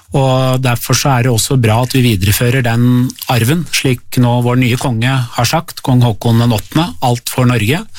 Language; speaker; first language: Norwegian; early bilingual, other home language; Persian